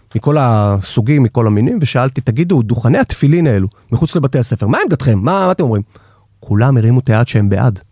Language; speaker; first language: Hebrew; native; Hebrew